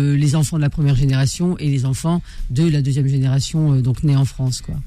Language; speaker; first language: French; native; French